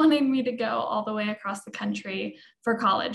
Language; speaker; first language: English; native; English